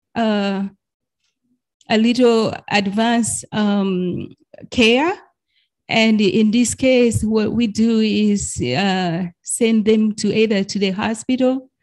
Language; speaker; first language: English; non-native, fluent; Arabic